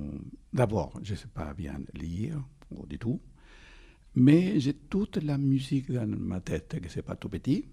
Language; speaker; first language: French; non-native, fluent; Spanish